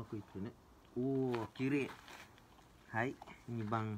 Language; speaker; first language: Japanese; non-native, learner; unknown